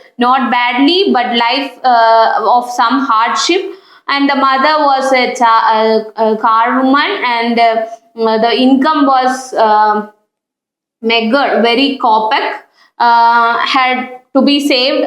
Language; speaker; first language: English; non-native, local second language; Malayalam